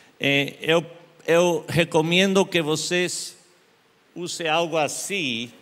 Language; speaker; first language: Portuguese; non-native, learner; English